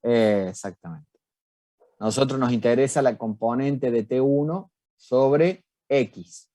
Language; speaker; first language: Spanish; native; Spanish